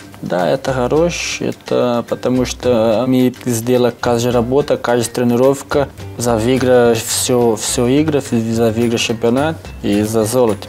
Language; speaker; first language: Russian; non-native, learner; Portuguese